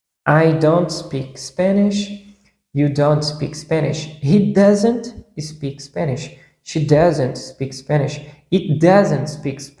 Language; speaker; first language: English; non-native, fluent; Portuguese